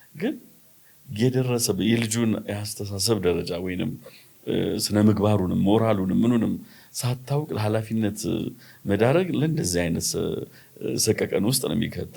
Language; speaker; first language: Amharic; native; Amharic